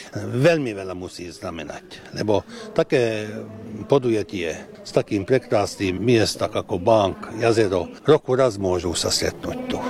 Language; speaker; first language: Slovak; early bilingual, heritage; Hungarian